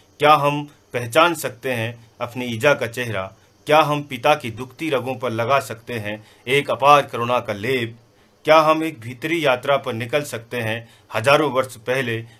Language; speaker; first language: Hindi; non-native, local second language; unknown